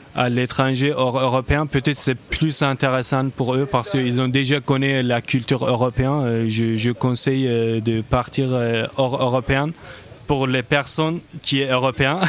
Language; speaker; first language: French; non-native, learner; Turkish